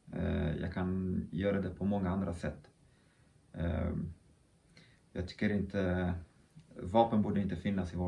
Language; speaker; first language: Swedish; early bilingual, other home language; Kurdish